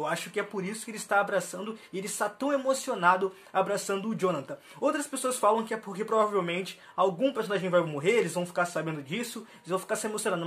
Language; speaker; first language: Portuguese; native; Portuguese